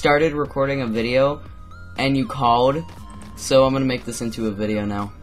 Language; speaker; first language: English; native; English